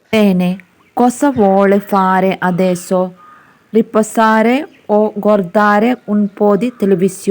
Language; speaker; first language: Italian; non-native, learner; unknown